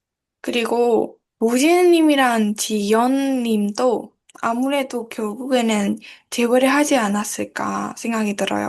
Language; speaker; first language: Korean; non-native, learner; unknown